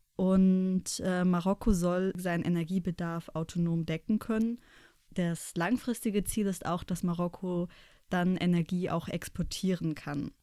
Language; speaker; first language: German; native; German